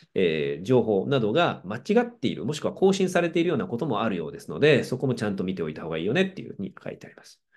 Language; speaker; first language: Japanese; native; Japanese